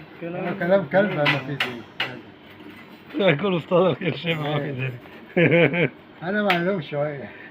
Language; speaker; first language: Arabic; non-native, learner; Pashto